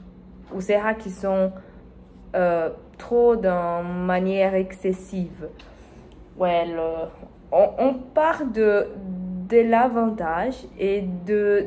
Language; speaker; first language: French; non-native, learner; Spanish